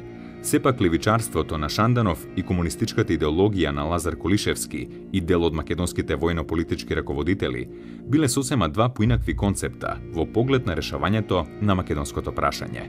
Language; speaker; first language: Macedonian; native; Macedonian